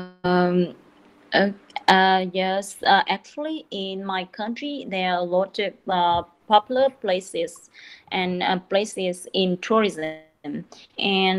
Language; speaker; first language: English; non-native, learner; Vietnamese